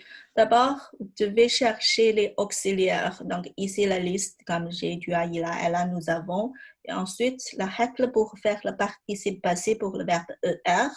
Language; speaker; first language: French; non-native, fluent; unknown